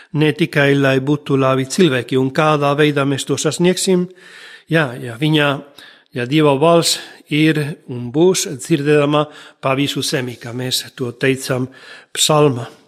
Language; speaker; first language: Latvian; non-native, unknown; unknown